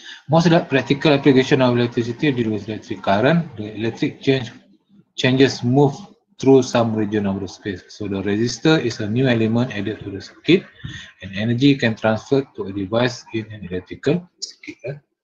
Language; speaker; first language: English; non-native, local second language; Malay